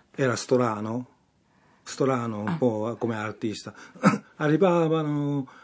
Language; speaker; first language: Italian; non-native, learner; Japanese